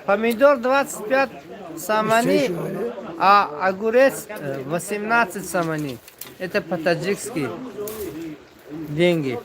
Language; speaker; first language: Russian; non-native, local second language; Tajik